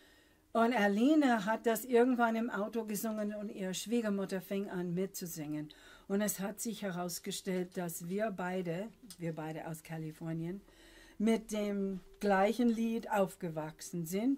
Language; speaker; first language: German; non-native, fluent; English